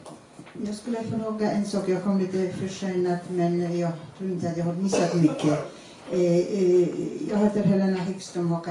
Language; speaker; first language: Swedish; non-native, fluent; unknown